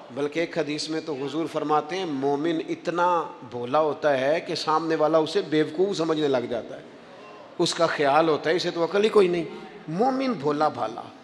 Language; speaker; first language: Urdu; non-native, local second language; Punjabi